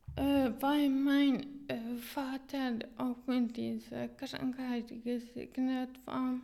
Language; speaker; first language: German; non-native, fluent; Hungarian